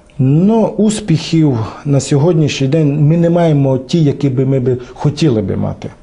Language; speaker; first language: Ukrainian; non-native, local second language; Romany